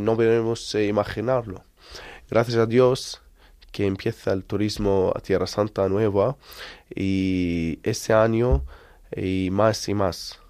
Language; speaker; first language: Spanish; non-native, learner; Arabic